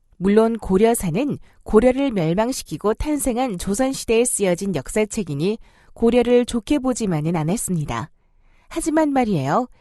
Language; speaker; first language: Korean; native; Korean